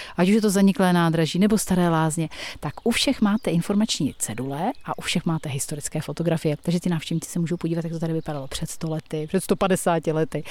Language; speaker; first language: Czech; native; Czech